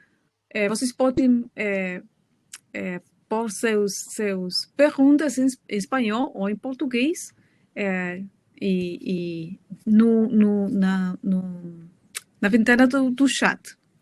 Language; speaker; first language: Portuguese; non-native, fluent; Spanish